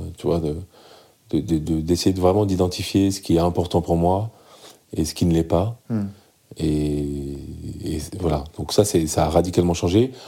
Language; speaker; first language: French; early bilingual, other home language; Arabic